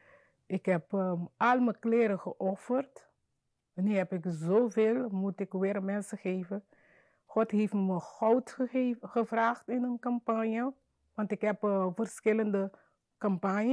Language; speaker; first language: Dutch; non-native, fluent; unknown